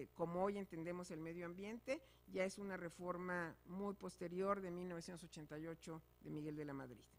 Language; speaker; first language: Spanish; native; Spanish